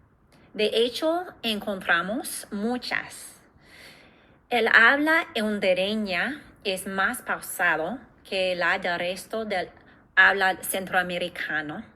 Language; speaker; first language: Spanish; non-native, fluent; English